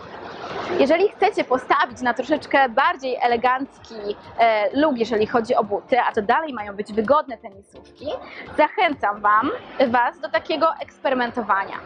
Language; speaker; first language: Polish; native; Polish